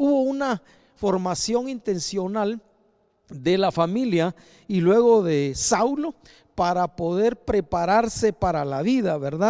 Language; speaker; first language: Spanish; native; Spanish